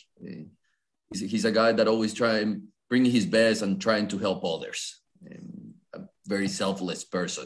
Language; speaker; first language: English; non-native, fluent; Spanish